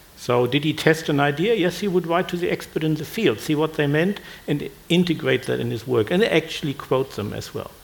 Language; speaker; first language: English; non-native, fluent; German